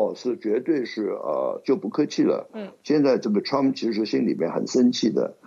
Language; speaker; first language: Chinese; non-native, local second language; Cantonese